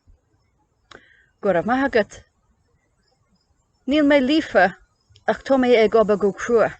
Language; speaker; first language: Irish; non-native, learner; English